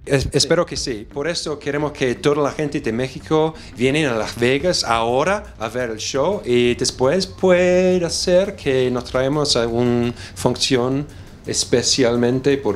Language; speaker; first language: Spanish; non-native, learner; English